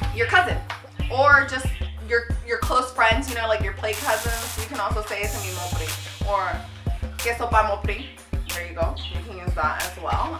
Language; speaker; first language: English; native; English